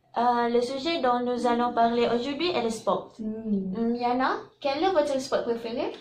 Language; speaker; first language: French; non-native, learner; Malay